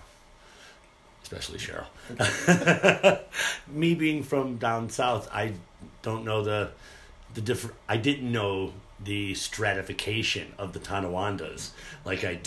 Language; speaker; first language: English; native; English